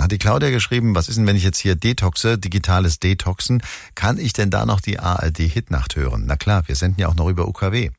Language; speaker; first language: German; native; German